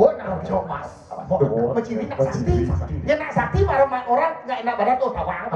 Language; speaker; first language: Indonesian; non-native, local second language; Balinese